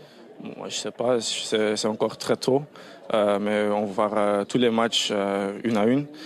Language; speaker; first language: French; non-native, local second language; Dutch